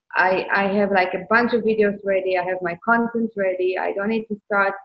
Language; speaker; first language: English; non-native, fluent; Hebrew